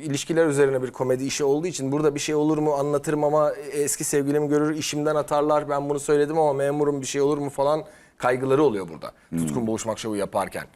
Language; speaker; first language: Turkish; native; Turkish